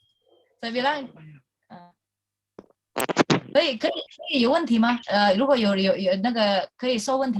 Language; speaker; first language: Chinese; non-native, fluent; Indonesian